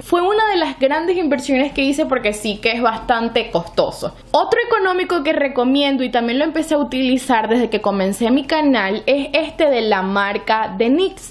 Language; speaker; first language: Spanish; native; Spanish